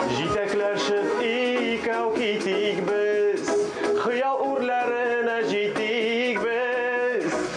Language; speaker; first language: Tatar; early bilingual, other home language; Armenian